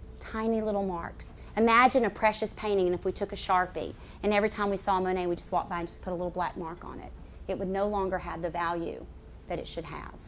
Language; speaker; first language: English; native; English